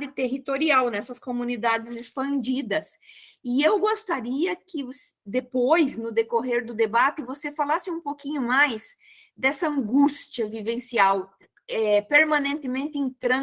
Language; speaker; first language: Portuguese; native; Portuguese